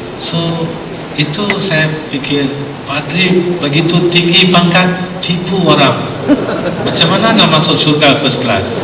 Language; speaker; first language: Malay; non-native, local second language; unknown